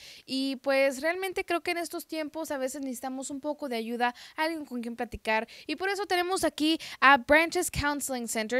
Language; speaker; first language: Spanish; native; Spanish